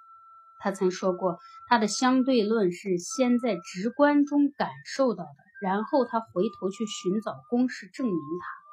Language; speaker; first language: Chinese; native; Chinese